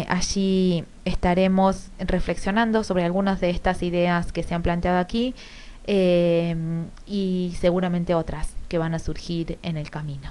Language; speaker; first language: Spanish; native; Spanish